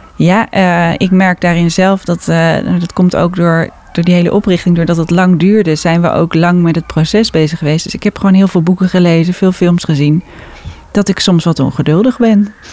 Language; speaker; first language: Dutch; native; Dutch